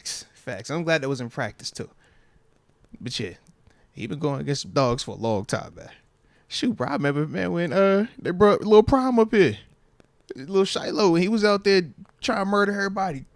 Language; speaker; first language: English; native; English